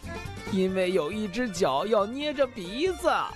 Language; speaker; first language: Chinese; native; Chinese